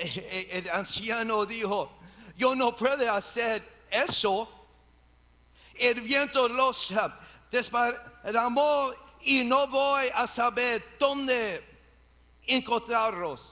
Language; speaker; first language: Spanish; early bilingual, heritage; English